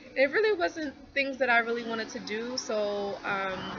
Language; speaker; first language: English; native; English